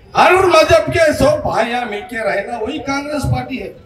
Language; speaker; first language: Hindi; non-native, local second language; Telugu